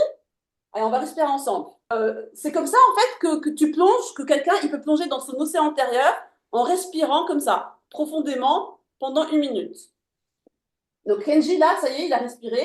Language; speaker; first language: French; native; French